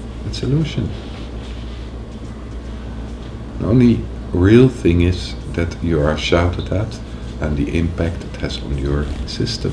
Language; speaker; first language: English; non-native, fluent; Dutch